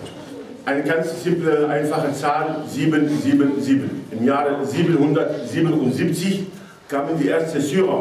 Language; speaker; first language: German; non-native, fluent; Arabic